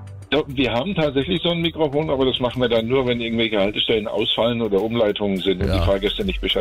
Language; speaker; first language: German; native; German